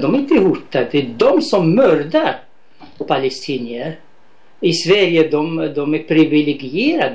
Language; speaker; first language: Swedish; non-native, fluent; Arabic